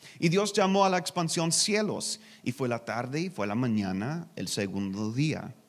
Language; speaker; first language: Spanish; non-native, learner; English